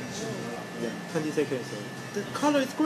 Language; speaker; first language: English; non-native, learner; Chinese